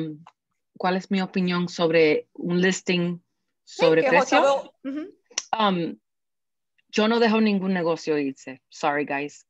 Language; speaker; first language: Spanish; early bilingual, other home language; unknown